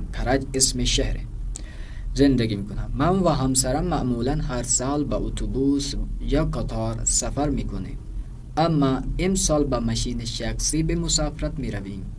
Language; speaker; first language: Persian; non-native, fluent; Urdu